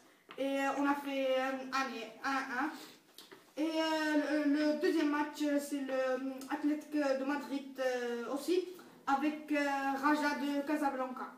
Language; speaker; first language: French; non-native, learner; Arabic